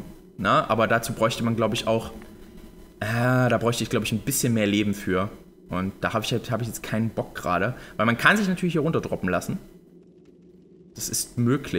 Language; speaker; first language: German; native; German